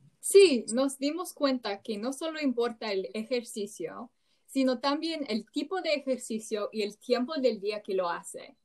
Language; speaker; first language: Spanish; non-native, learner; English